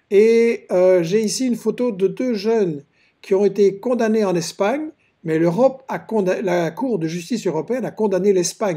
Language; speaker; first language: French; native; French